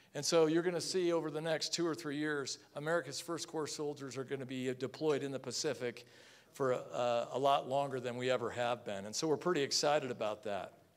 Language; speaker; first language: English; native; English